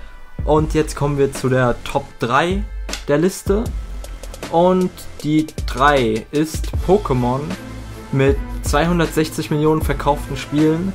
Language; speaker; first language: German; native; German